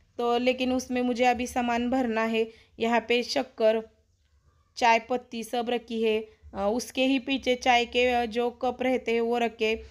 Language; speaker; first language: Hindi; non-native, local second language; Marathi